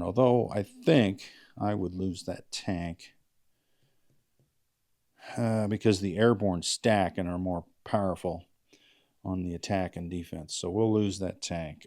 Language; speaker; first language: English; native; English